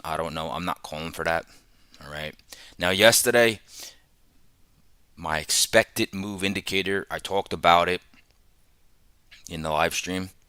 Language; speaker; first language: English; native; English